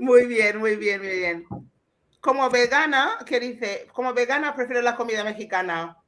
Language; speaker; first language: Spanish; non-native, fluent; English